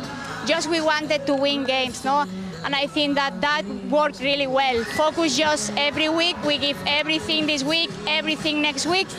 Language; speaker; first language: English; non-native, fluent; Spanish